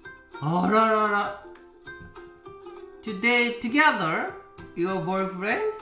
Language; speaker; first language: English; non-native, learner; Japanese